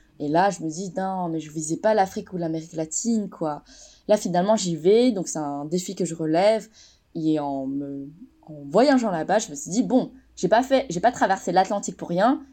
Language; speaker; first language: French; native; French